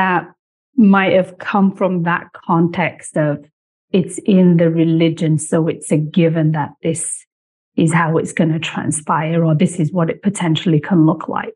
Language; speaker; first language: English; native; English